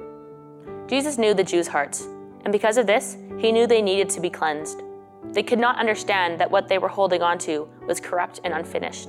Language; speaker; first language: English; native; English